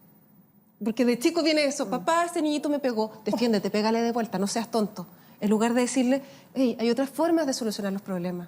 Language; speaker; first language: Spanish; native; Spanish